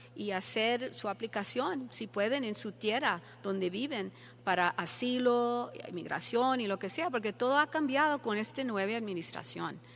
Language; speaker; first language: Spanish; early bilingual, heritage; Spanish